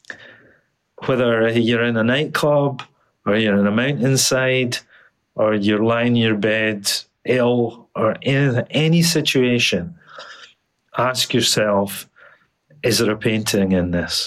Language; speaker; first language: English; native; English